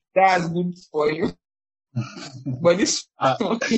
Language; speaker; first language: English; non-native, local second language; Yoruba